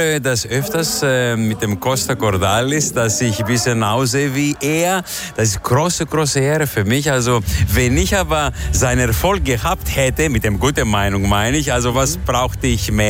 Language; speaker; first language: German; non-native, fluent; Greek